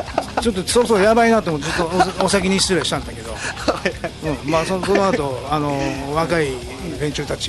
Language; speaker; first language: Japanese; native; Japanese